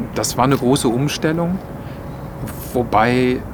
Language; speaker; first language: German; native; German